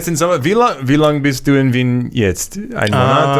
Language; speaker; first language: German; non-native, learner; English